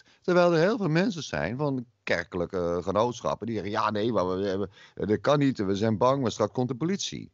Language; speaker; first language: Dutch; native; Dutch